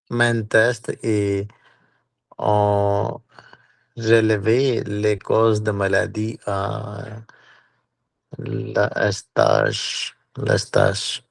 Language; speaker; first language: French; non-native, learner; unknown